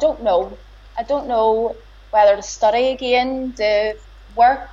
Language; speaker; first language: English; native; English